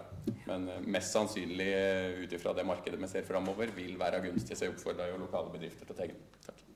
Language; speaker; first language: Norwegian; native; Norwegian